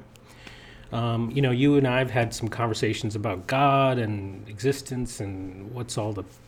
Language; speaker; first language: English; native; English